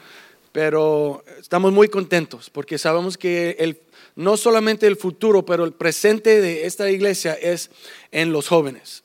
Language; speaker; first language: Spanish; early bilingual, heritage; English